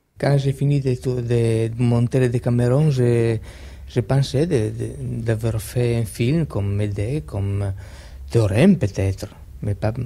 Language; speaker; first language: French; non-native, fluent; Italian